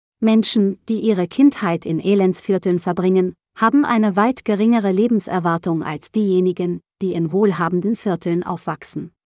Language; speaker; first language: German; native; German